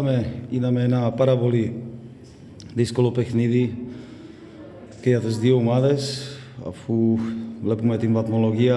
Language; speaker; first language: Greek; non-native, learner; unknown